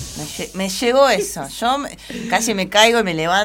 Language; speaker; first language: Spanish; native; Spanish